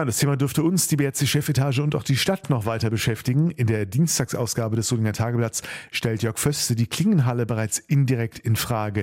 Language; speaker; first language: German; native; German